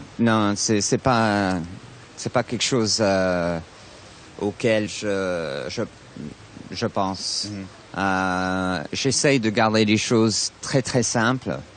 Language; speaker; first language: French; non-native, fluent; English